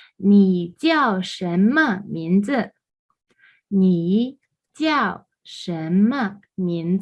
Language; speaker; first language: Chinese; non-native, fluent; Mongolian